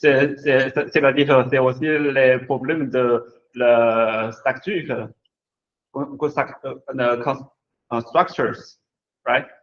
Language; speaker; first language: French; non-native, learner; Chinese